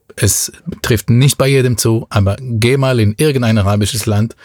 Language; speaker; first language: German; non-native, fluent; Hebrew